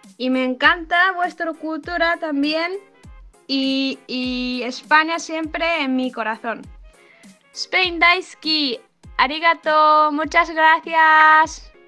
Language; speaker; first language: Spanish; non-native, learner; Japanese